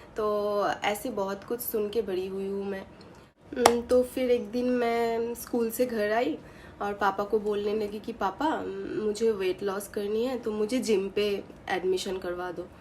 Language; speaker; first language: Hindi; non-native, local second language; Bangla